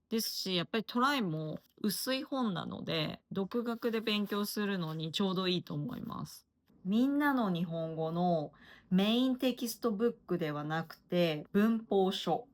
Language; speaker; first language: Japanese; native; Japanese